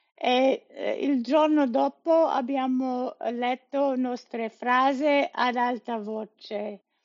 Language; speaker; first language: Italian; non-native, learner; English